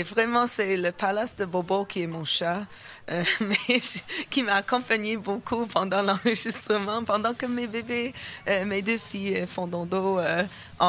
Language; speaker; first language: French; non-native, fluent; English